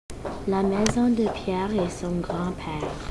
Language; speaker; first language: French; non-native, learner; English